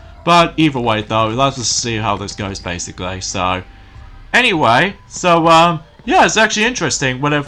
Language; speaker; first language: English; native; English